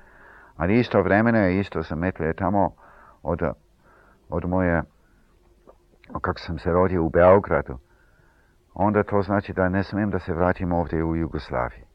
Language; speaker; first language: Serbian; early bilingual, heritage; Serbian